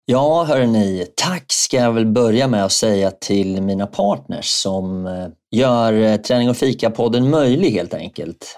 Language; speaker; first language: Swedish; native; Swedish